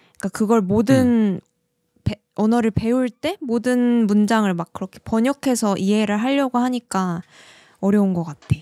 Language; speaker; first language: Korean; native; Korean